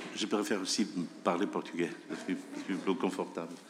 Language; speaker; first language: French; non-native, fluent; Portuguese